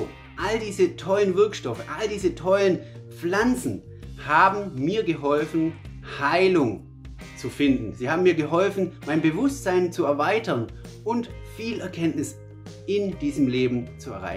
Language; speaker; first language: German; native; German